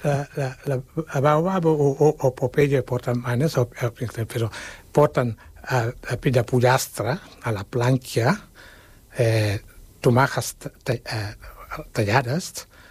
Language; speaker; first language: Catalan; non-native, fluent; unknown